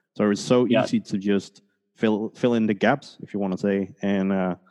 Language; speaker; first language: English; early bilingual, other home language; Spanish